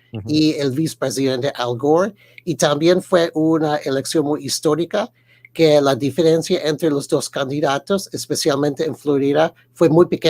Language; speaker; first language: Spanish; early bilingual, heritage; Spanish